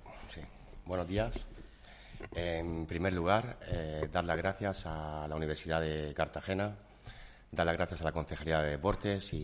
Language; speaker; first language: Spanish; native; Spanish